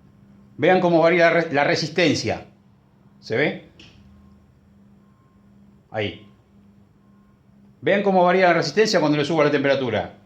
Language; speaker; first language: Spanish; native; Spanish